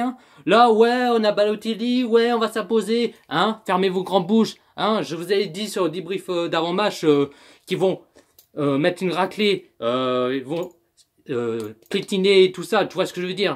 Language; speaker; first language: French; native; French